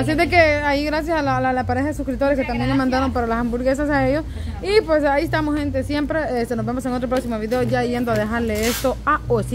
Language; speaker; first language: Spanish; native; Spanish